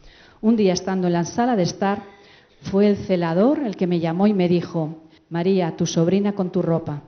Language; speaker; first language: Spanish; native; Spanish